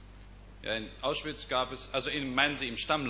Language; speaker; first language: German; native; German